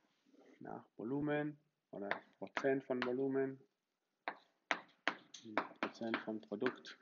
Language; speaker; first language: German; non-native, fluent; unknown